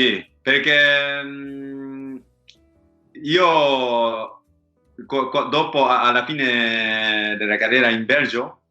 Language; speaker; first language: Italian; non-native, learner; Japanese